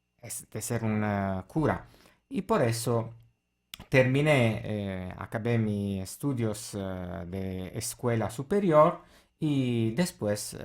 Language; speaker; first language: Spanish; non-native, fluent; Italian